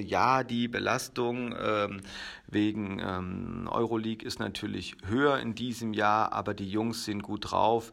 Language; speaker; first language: German; native; German